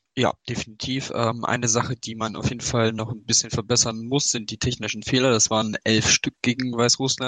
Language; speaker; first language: German; native; German